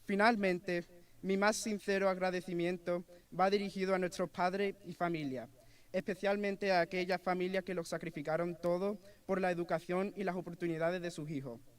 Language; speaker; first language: Spanish; early bilingual, heritage; Spanish